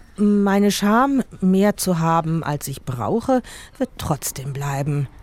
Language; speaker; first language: German; native; German